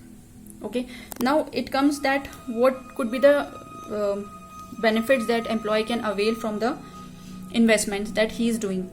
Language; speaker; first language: English; non-native, local second language; Hindi